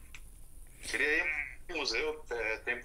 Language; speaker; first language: Portuguese; native; Portuguese